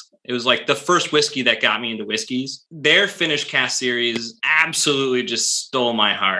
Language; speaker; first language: English; native; English